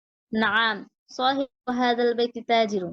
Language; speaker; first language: Arabic; non-native, learner; Bangla